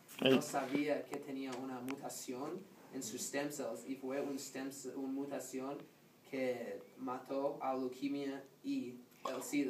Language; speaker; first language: Spanish; non-native, learner; English